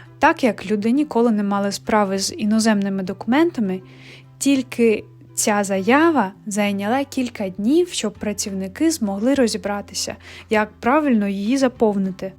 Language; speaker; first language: Ukrainian; native; Ukrainian